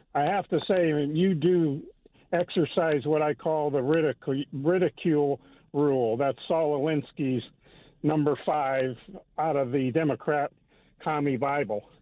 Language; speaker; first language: English; native; English